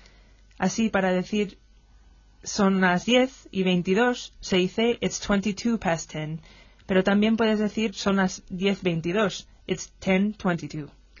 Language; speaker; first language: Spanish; non-native, fluent; English